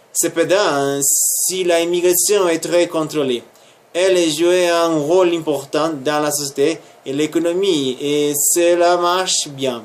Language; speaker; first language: French; non-native, learner; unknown